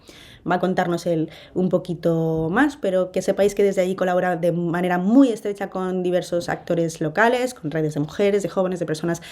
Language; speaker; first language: Spanish; native; Spanish